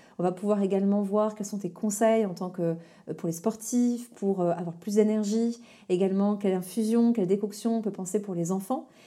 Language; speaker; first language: French; native; French